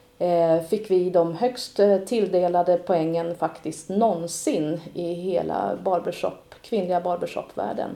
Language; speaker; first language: Swedish; native; Swedish